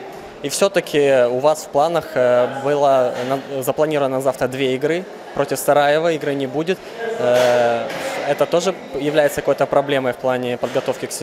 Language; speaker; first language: Russian; native; Russian